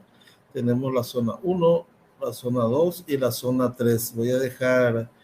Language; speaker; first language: Spanish; native; Spanish